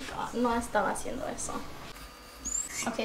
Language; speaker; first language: Spanish; early bilingual, heritage; Spanish